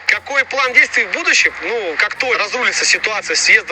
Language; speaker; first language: Russian; native; Russian